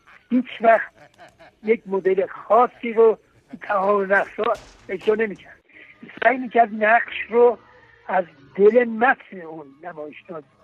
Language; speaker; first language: Persian; native; Persian